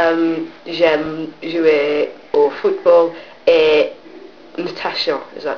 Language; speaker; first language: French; non-native, learner; English